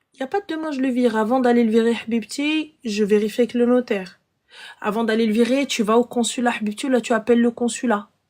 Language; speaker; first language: French; early bilingual, other home language; Arabic